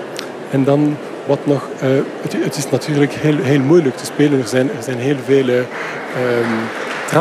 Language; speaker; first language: Dutch; non-native, fluent; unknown